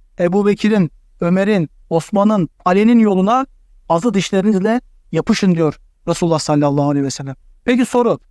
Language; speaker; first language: Turkish; native; Turkish